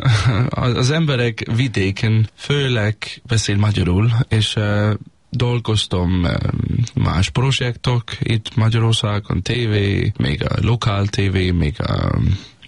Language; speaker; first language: Hungarian; non-native, learner; Danish